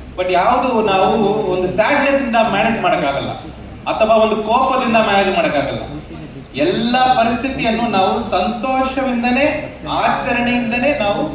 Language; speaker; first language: Kannada; non-native, local second language; Tamil